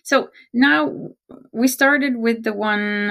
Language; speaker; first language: English; non-native, fluent; Norwegian